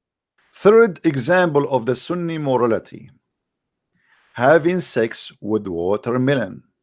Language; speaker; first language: English; non-native, fluent; Arabic